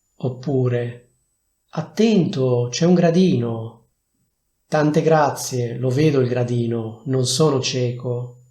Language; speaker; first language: Italian; native; Italian